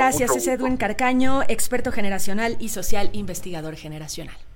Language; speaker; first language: Spanish; native; Spanish